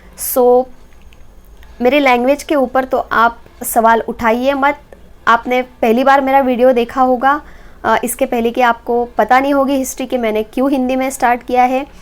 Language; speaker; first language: Hindi; non-native, local second language; Marathi